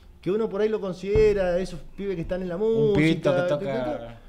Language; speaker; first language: Spanish; native; Spanish